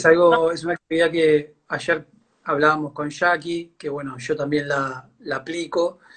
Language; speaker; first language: Spanish; native; Spanish